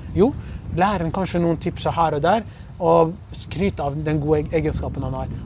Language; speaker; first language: Norwegian; early bilingual, other home language; Kurdish